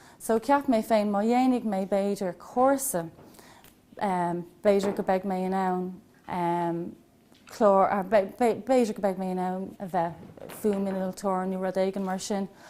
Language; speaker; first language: Irish; non-native, local second language; English